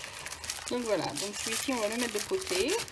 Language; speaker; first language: French; native; French